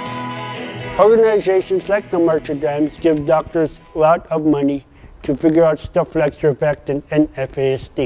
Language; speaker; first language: English; non-native, fluent; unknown